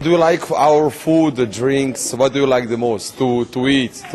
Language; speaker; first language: English; non-native, fluent; Serbian